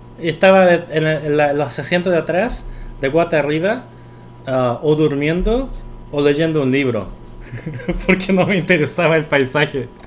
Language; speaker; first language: Spanish; early bilingual, other home language; Korean